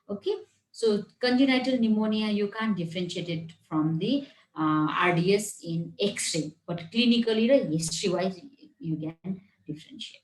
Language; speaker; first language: English; non-native, local second language; Nepali